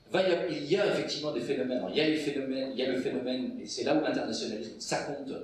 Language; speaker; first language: French; native; French